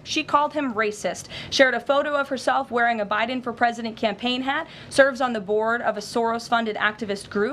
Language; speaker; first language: English; native; English